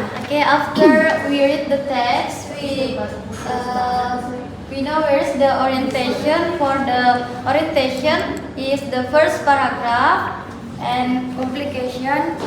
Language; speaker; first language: English; non-native, learner; Indonesian